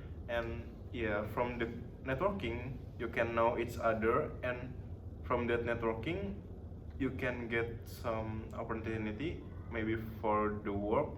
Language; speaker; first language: English; non-native, learner; Indonesian